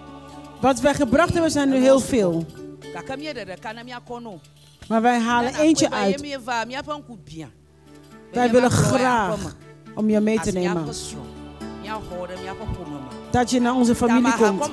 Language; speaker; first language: Dutch; non-native, fluent; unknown